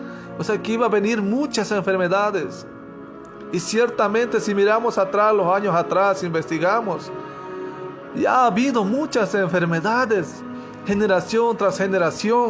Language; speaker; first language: Spanish; native; Spanish